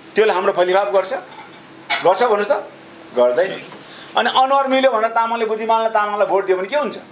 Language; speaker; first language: Nepali; non-native, local second language; Sherpa